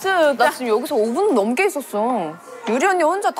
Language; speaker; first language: Korean; native; Korean